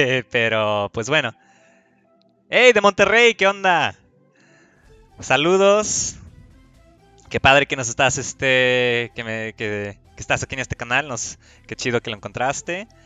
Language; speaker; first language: Spanish; early bilingual, heritage; Spanish